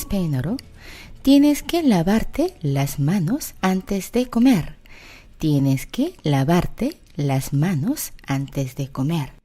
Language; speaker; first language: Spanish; non-native, fluent; Korean